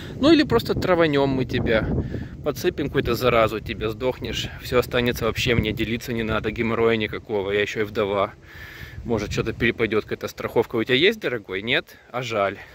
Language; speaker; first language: Russian; native; Russian